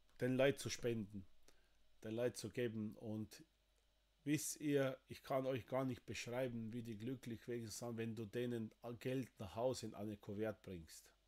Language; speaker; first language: German; non-native, fluent; Slovenian